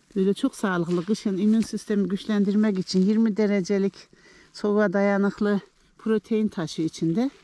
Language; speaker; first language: Turkish; native; Turkish